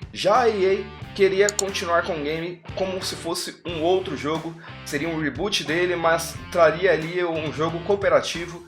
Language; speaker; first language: Portuguese; native; Portuguese